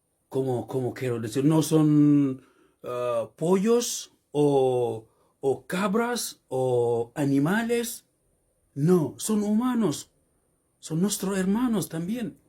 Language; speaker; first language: Spanish; non-native, learner; Fula